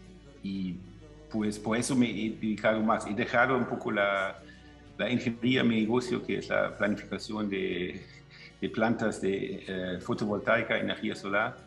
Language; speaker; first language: Spanish; non-native, fluent; German